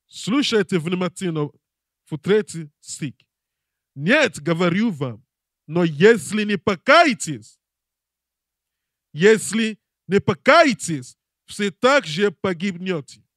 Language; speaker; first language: Russian; non-native, learner; English